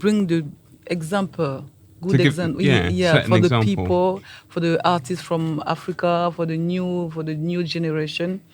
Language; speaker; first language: English; non-native, learner; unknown